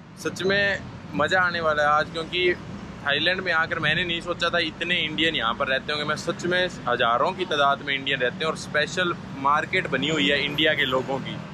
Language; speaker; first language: Hindi; native; Hindi